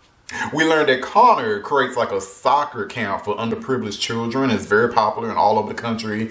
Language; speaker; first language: English; native; English